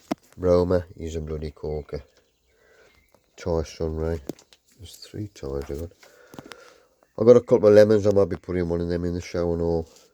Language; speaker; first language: English; native; English